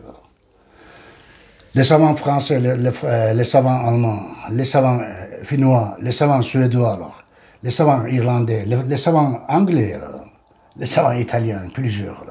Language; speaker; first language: French; non-native, learner; Turkish